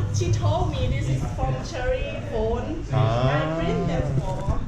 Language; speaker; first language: English; non-native, learner; Thai